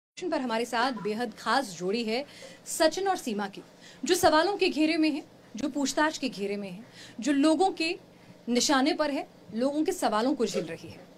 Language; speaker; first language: Hindi; native; Hindi